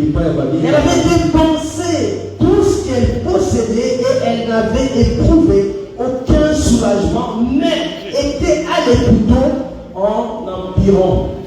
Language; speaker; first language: French; non-native, local second language; Lingala